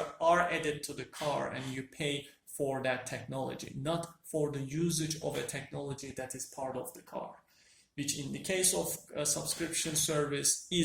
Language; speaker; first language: English; non-native, fluent; Turkish